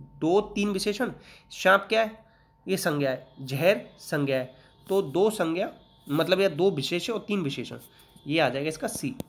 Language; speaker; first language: Hindi; native; Hindi